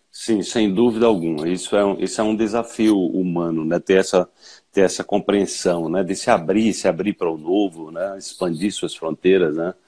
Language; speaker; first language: Portuguese; native; Portuguese